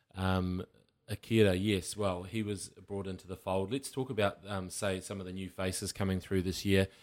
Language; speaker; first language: English; native; English